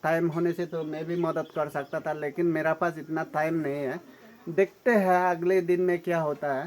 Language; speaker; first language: Hindi; non-native, local second language; Mizo